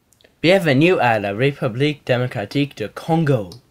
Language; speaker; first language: French; non-native, learner; English